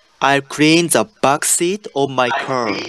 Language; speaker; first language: English; non-native, learner; Japanese